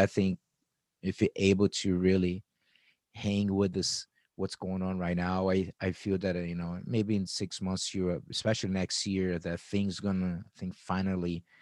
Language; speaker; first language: English; native; English